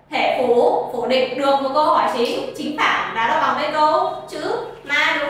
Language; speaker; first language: Vietnamese; native; Vietnamese